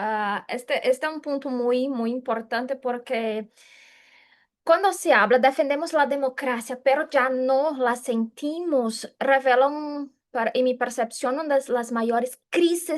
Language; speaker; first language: Spanish; non-native, fluent; Portuguese